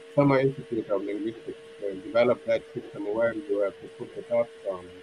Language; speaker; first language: English; non-native, fluent; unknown